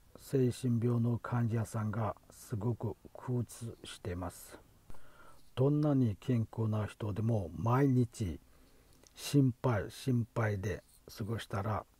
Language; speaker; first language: Japanese; non-native, fluent; Uyghur